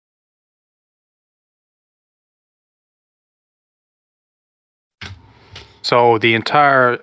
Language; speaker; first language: English; native; English